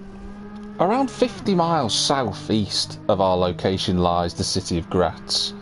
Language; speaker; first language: English; native; English